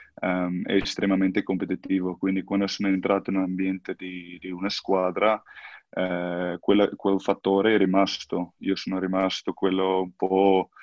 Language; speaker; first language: Italian; non-native, fluent; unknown